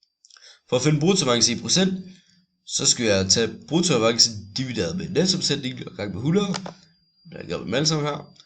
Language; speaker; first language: Danish; native; Danish